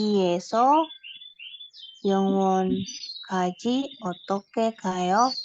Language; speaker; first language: Korean; non-native, learner; Indonesian